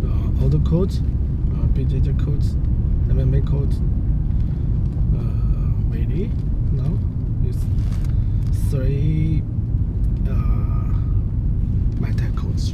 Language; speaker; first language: English; non-native, learner; Chinese